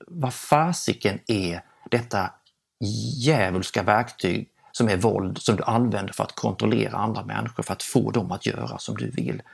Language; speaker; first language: Swedish; native; Swedish